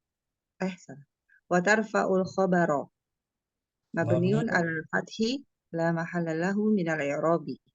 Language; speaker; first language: Arabic; non-native, learner; Indonesian